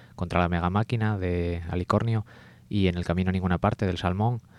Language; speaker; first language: Spanish; native; Spanish